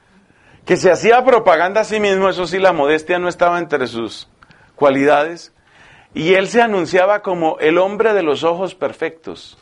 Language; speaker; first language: Spanish; native; Spanish